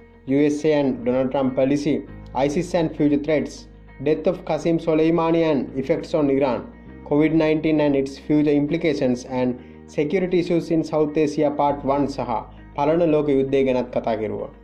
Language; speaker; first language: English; non-native, local second language; Sinhala